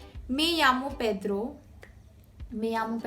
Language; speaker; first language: Spanish; non-native, fluent; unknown